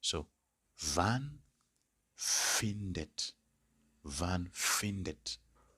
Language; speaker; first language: German; non-native, learner; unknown